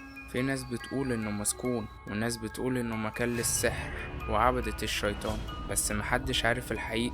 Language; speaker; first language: Arabic; native; Arabic